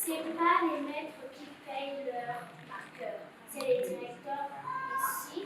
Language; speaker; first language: French; non-native, learner; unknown